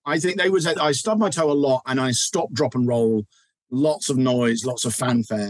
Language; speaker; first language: English; native; English